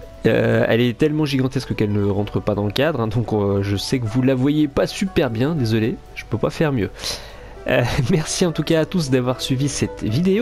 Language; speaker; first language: French; native; French